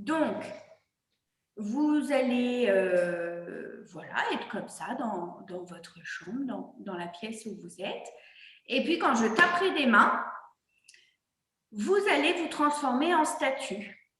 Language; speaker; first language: French; native; French